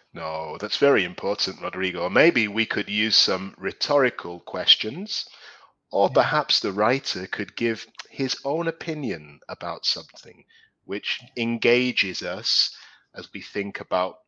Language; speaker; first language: English; native; English